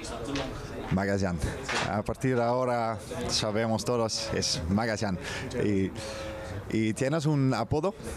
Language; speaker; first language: Spanish; non-native, fluent; Dutch